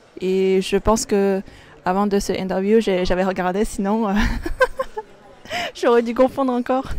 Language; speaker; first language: French; non-native, fluent; Chinese